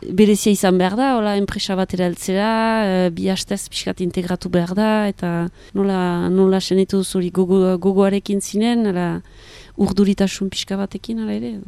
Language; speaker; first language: Basque; native; Basque